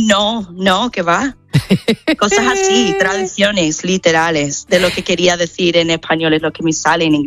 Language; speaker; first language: Spanish; non-native, fluent; English